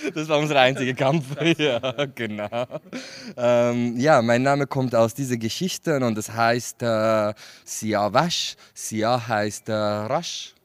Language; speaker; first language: German; non-native, fluent; Kurdish